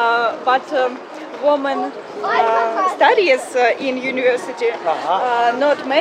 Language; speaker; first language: English; non-native, learner; Russian